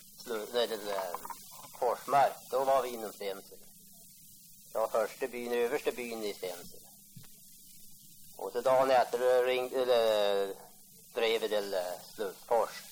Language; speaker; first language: Swedish; native; Swedish